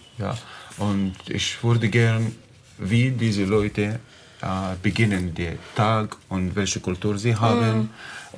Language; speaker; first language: German; non-native, learner; Arabic